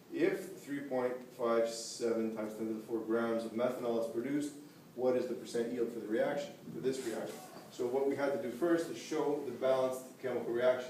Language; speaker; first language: English; native; English